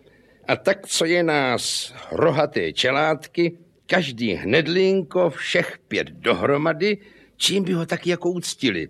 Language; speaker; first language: Czech; native; Czech